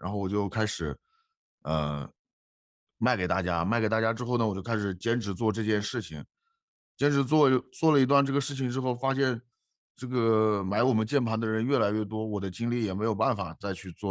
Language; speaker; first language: Chinese; native; Chinese